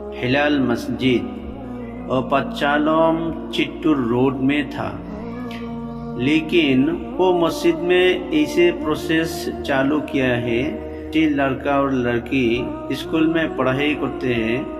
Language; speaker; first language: Hindi; non-native, local second language; Bangla